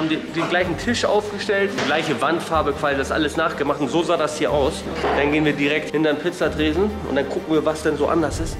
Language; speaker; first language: German; native; German